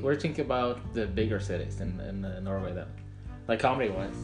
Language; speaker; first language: English; non-native, fluent; Norwegian